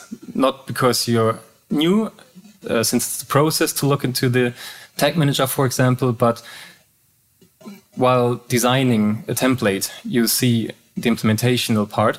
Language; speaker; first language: English; non-native, fluent; German